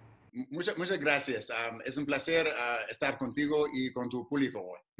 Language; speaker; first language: Spanish; non-native, fluent; English